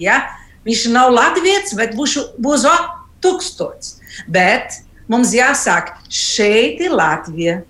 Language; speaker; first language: Latvian; non-native, learner; Portuguese